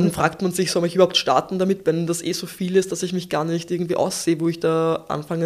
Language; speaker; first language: German; native; German